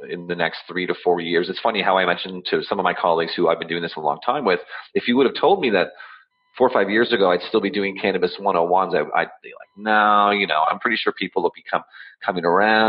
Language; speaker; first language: English; native; English